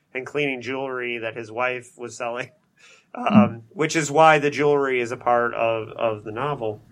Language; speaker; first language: English; native; English